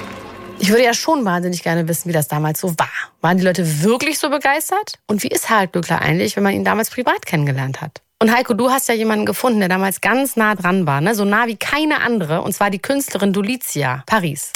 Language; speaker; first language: German; native; German